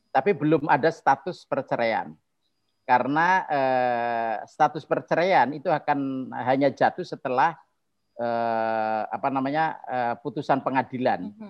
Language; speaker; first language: Indonesian; non-native, local second language; Javanese